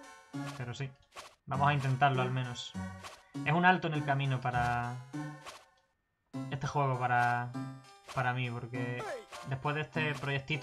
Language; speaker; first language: Spanish; native; Spanish